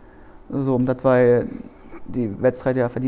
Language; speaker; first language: Dutch; non-native, learner; German